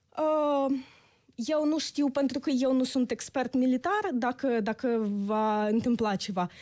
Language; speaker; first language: Romanian; non-native, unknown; Ukrainian